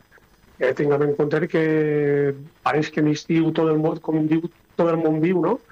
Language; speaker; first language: Catalan; native; Catalan